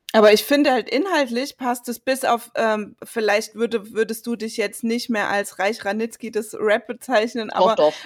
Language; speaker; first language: German; native; German